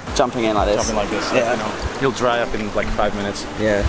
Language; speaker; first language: English; native; English